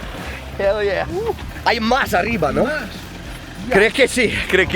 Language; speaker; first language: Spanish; non-native, learner; English